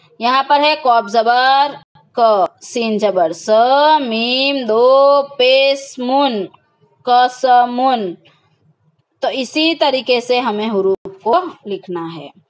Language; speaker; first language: Hindi; non-native, local second language; Gujarati